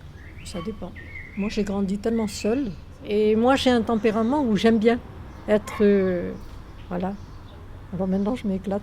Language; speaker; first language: French; native; French